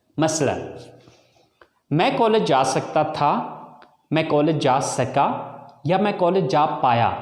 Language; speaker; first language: Urdu; native; Urdu